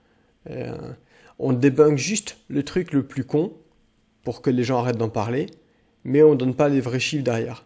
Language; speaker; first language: French; native; French